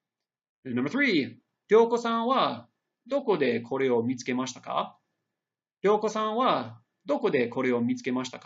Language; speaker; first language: Japanese; non-native, fluent; English